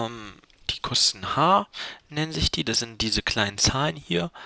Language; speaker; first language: German; native; German